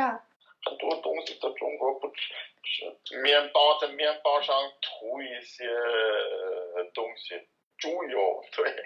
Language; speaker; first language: Chinese; non-native, learner; German